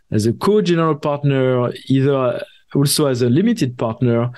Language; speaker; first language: English; non-native, fluent; French